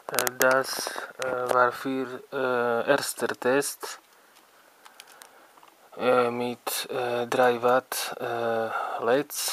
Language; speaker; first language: German; non-native, learner; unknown